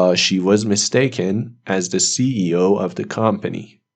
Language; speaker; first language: English; non-native, fluent; Persian